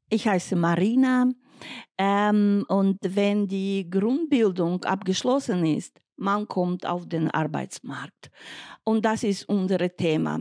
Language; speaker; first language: German; non-native, fluent; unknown